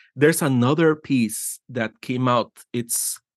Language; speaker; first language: English; non-native, fluent; Spanish